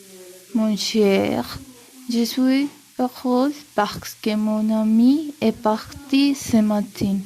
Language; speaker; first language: French; non-native, learner; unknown